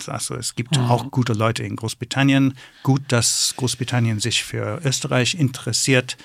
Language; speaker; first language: German; non-native, fluent; English